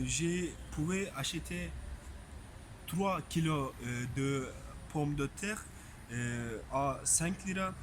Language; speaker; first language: French; non-native, learner; Turkish